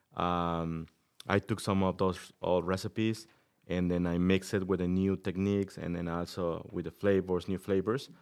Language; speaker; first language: English; non-native, fluent; Spanish